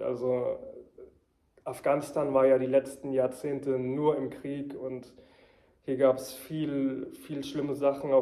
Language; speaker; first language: German; early bilingual, heritage; German